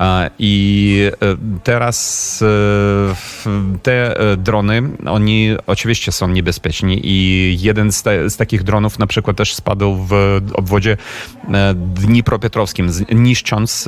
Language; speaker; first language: Polish; non-native, fluent; Ukrainian